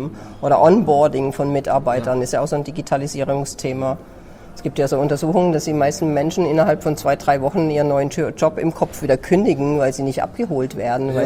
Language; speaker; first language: German; native; German